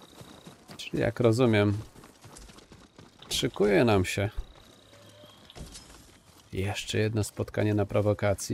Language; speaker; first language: Polish; native; Polish